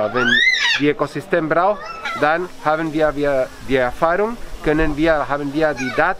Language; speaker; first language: German; non-native, fluent; Spanish